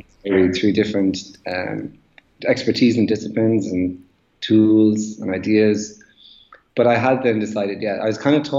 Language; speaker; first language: English; native; English